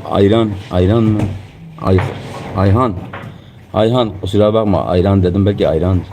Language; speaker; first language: Turkish; non-native, local second language; Kurdish